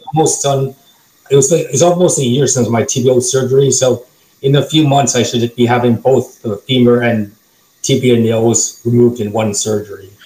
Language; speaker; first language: English; non-native, fluent; German